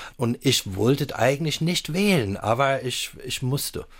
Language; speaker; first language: German; non-native, fluent; English